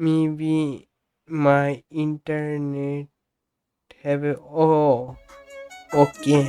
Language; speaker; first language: English; non-native, learner; Bangla